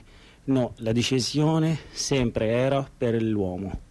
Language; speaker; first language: Italian; non-native, learner; Arabic